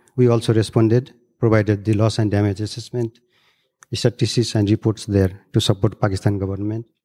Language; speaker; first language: English; non-native, local second language; Nepali